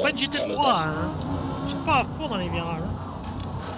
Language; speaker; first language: French; native; French